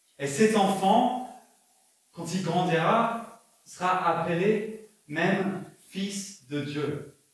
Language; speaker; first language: French; non-native, fluent; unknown